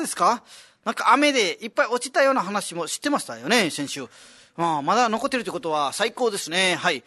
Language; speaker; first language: Japanese; native; Japanese